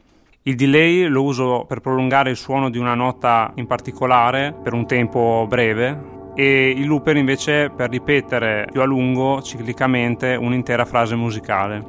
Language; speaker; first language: Italian; native; Italian